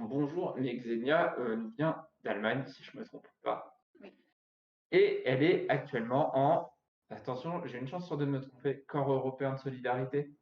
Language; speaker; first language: French; native; French